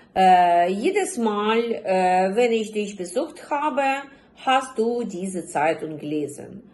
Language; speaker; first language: German; non-native, fluent; Ukrainian